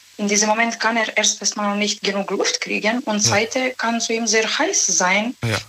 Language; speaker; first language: German; non-native, learner; Serbian